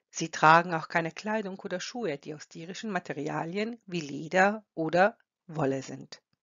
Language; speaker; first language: German; non-native, fluent; Croatian